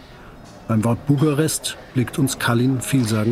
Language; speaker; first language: German; native; German